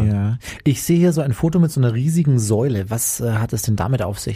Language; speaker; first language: German; native; German